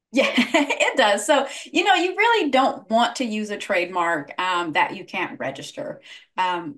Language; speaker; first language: English; native; English